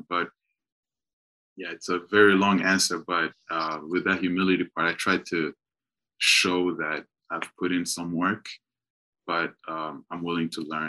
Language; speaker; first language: English; non-native, local second language; Kinyarwanda